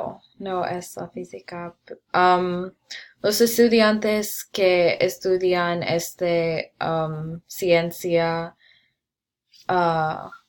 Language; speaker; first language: Spanish; non-native, learner; English